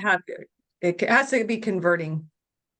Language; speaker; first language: English; native; English